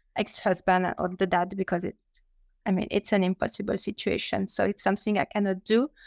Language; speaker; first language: English; non-native, fluent; French